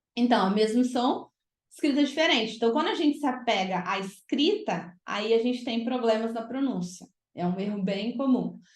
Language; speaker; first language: Portuguese; native; Portuguese